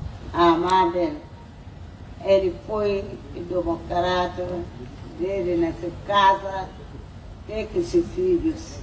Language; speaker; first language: Portuguese; non-native, learner; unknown